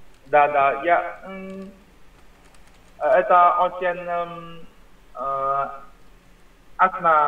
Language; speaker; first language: Russian; non-native, learner; Vietnamese